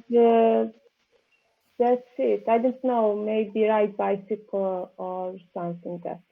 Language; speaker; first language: English; non-native, learner; Serbian